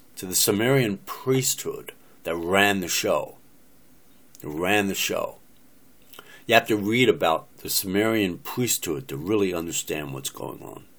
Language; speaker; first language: English; native; English